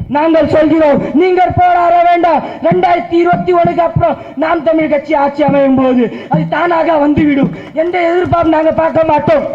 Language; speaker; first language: Tamil; non-native, local second language; Urdu